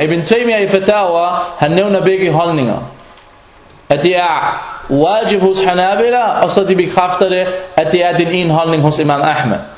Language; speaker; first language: Danish; non-native, fluent; Arabic